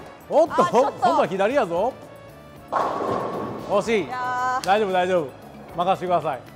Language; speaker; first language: Japanese; native; Japanese